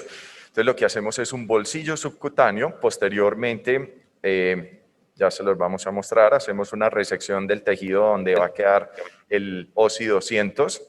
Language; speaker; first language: Spanish; native; Spanish